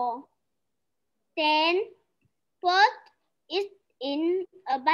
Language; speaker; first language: English; non-native, learner; Vietnamese